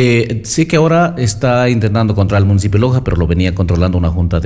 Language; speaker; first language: Spanish; native; Spanish